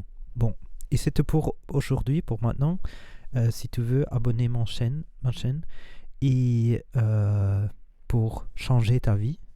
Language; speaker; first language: French; non-native, learner; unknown